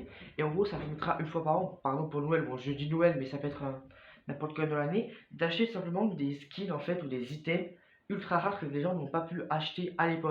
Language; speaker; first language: French; native; French